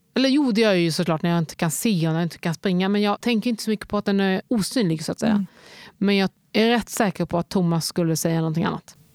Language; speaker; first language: Swedish; native; Swedish